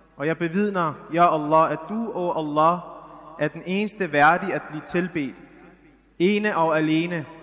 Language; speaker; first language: Danish; early bilingual, other home language; Arabic